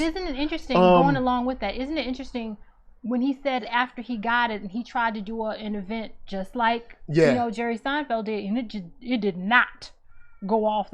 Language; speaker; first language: English; native; English